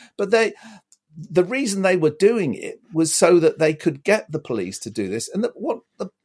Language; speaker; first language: English; native; English